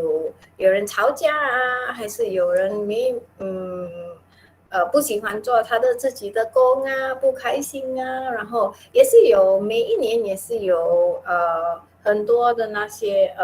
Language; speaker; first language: Chinese; non-native, local second language; Min Nan Chinese